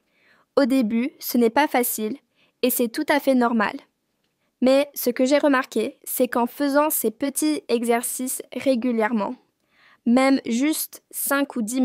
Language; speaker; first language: French; non-native, fluent; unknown